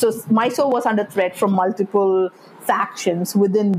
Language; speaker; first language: English; non-native, local second language; Malayalam